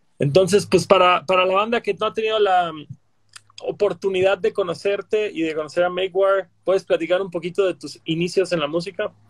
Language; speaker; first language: Spanish; native; Spanish